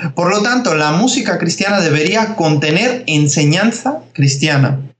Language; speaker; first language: Spanish; early bilingual, other home language; Georgian